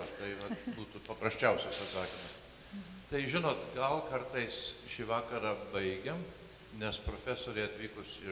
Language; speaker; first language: Lithuanian; early bilingual, heritage; Lithuanian